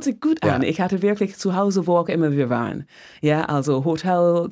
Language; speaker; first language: German; non-native, fluent; English